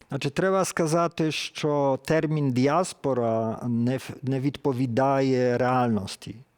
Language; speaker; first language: Ukrainian; early bilingual, heritage; Ukrainian